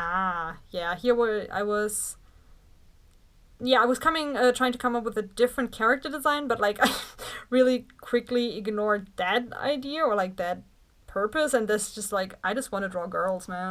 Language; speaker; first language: English; non-native, fluent; German